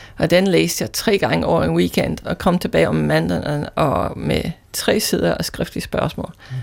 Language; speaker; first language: Danish; non-native, fluent; English